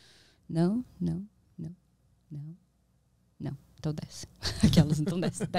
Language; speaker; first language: Portuguese; native; Portuguese